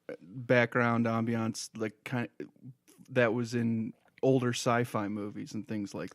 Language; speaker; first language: English; native; English